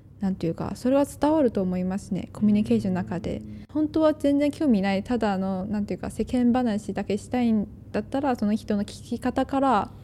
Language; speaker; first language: Japanese; non-native, fluent; Chinese